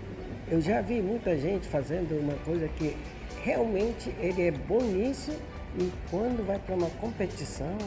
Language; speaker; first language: Portuguese; non-native, fluent; Japanese